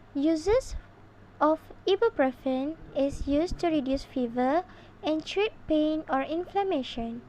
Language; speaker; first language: English; non-native, local second language; Malay